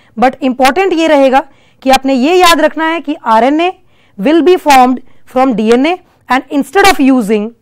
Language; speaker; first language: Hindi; non-native, local second language; Punjabi